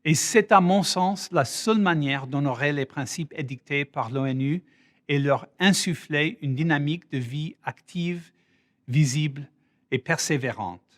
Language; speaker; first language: French; non-native, fluent; English